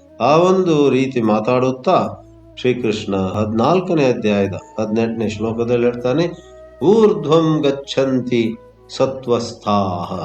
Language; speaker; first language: Kannada; native; Kannada